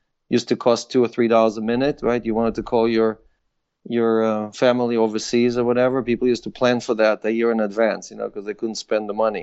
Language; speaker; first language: English; non-native, fluent; Hebrew